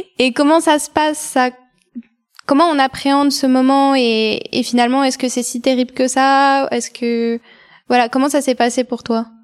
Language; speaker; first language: French; non-native, fluent; Bulgarian